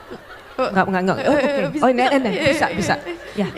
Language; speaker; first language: Indonesian; native; Indonesian